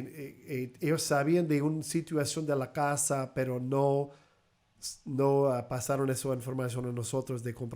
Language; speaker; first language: Spanish; early bilingual, heritage; Spanish